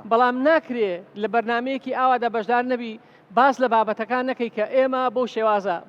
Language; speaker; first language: Central Kurdish; native; Central Kurdish